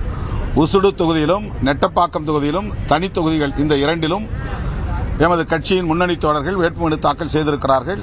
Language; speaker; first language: Tamil; native; Tamil